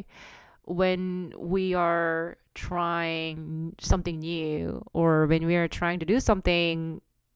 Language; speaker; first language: English; non-native, fluent; Korean